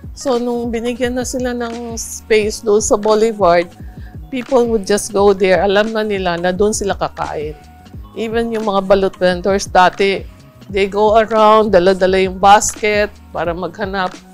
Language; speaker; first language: Filipino; non-native, local second language; Cebuano